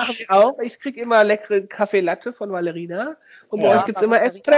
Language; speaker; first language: German; native; German